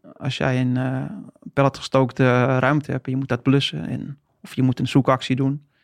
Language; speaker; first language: Dutch; native; Dutch